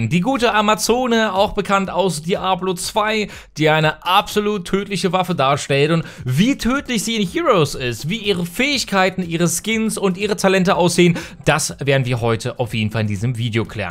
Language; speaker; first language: German; native; German